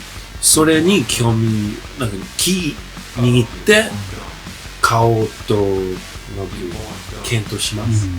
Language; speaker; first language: Japanese; non-native, fluent; English